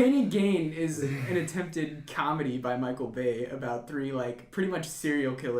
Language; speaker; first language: English; native; English